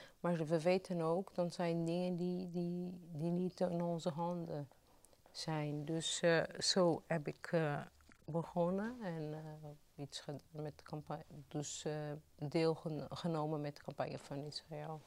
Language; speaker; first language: Dutch; non-native, fluent; Portuguese